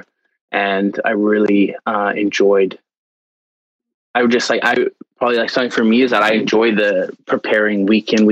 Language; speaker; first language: English; native; English